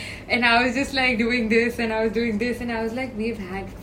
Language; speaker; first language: English; non-native, local second language; Hindi